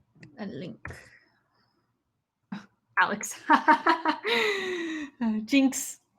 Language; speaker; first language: Spanish; non-native, learner; English